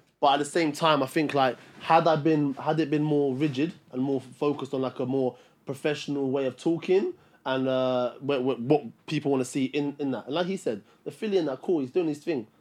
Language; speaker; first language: English; early bilingual, other home language; Albanian